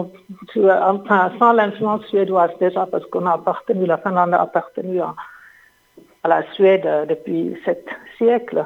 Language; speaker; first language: French; non-native, fluent; Finnish